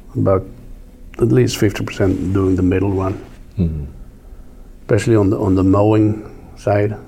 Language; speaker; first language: English; non-native, fluent; Swedish